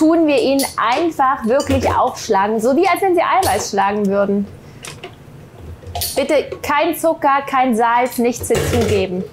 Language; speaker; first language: German; native; German